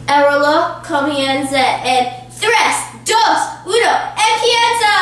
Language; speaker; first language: Spanish; non-native, learner; English